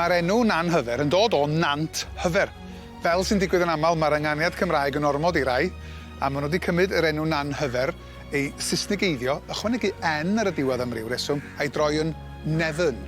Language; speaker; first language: Welsh; native; Welsh